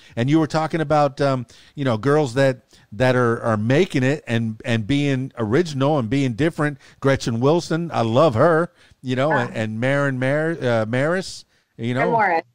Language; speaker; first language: English; native; English